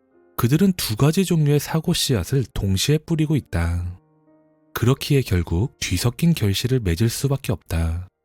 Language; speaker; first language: Korean; native; Korean